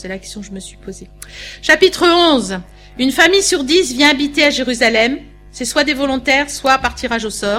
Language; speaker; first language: French; native; French